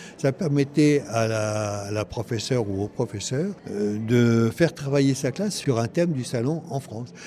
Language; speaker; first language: French; native; French